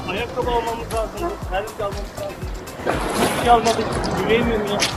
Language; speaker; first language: Turkish; native; Turkish